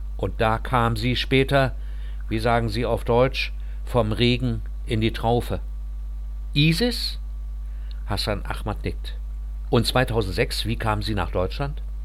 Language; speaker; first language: German; native; German